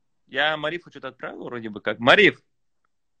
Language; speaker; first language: Russian; native; Russian